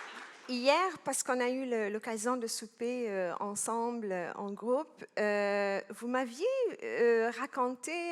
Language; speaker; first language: French; non-native, local second language; Arabic